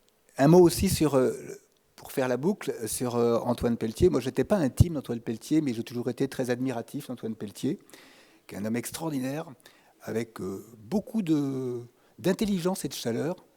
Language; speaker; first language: French; native; French